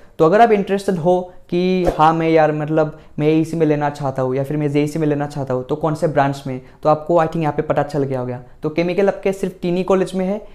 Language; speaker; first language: Hindi; non-native, local second language; Assamese